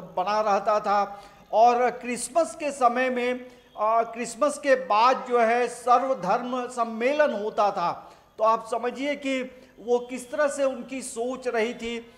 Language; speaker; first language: Hindi; native; Hindi